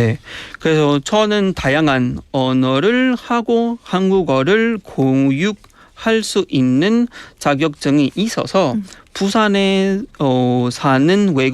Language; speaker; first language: Korean; non-native, fluent; Spanish